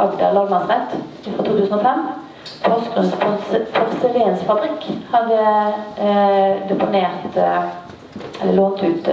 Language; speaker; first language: Norwegian; native; Norwegian